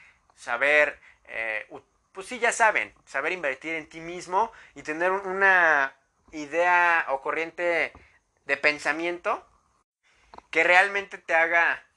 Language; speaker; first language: Spanish; native; Spanish